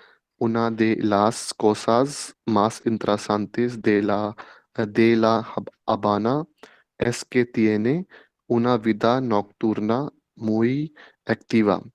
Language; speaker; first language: Spanish; non-native, learner; Hindi